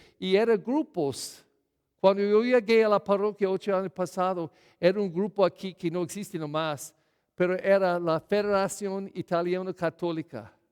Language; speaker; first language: Spanish; non-native, fluent; English